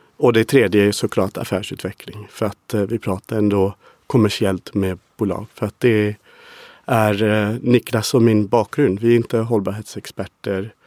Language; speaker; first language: Swedish; non-native, fluent; English